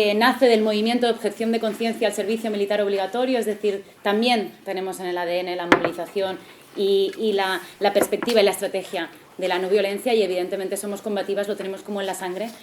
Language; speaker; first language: Spanish; non-native, local second language; Catalan